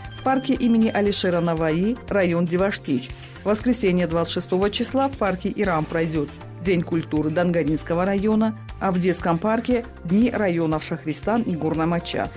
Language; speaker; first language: Russian; non-native, local second language; Tajik